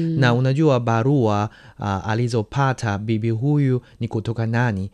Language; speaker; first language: Swahili; non-native, fluent; Chinese